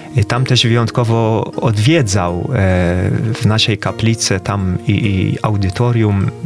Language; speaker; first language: Polish; non-native, fluent; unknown